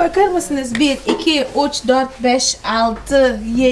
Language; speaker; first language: Turkish; non-native, fluent; Portuguese